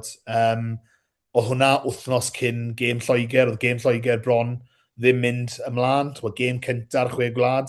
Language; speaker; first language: Welsh; native; Welsh